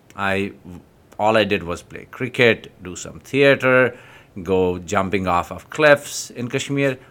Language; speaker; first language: English; non-native, local second language; Kashmiri